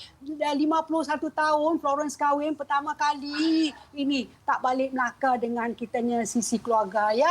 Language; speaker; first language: Malay; non-native, local second language; Chinese